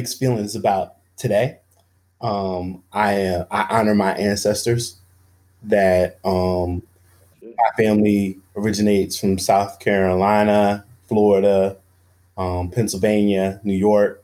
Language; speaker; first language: English; native; English